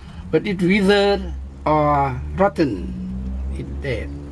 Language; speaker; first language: English; non-native, learner; Vietnamese